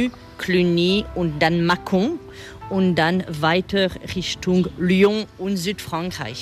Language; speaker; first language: German; non-native, fluent; French